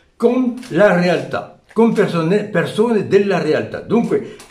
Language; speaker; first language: Italian; early bilingual, heritage; Italian